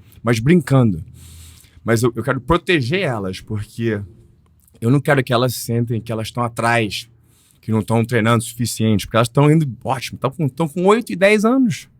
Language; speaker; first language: Portuguese; early bilingual, heritage; Portuguese